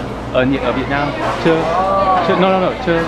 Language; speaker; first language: Vietnamese; non-native, learner; English